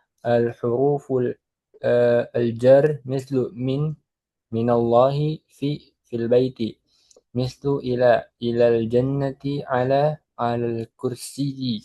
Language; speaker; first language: Arabic; non-native, learner; Indonesian